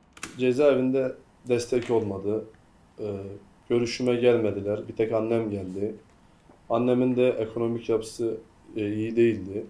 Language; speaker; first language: Turkish; native; Turkish